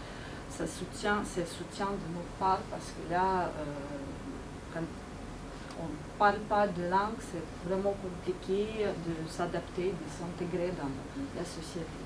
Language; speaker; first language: French; non-native, fluent; Ukrainian